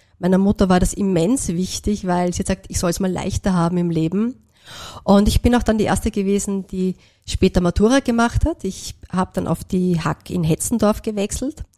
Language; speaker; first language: German; native; German